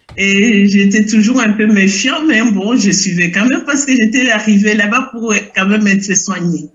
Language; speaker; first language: French; non-native, local second language; Lingala